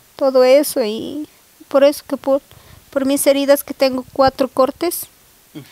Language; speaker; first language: Spanish; native; Spanish